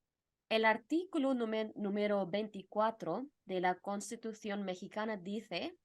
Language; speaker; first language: Spanish; non-native, fluent; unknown